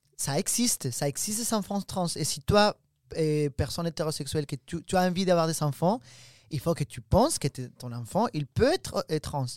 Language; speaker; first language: French; non-native, fluent; Spanish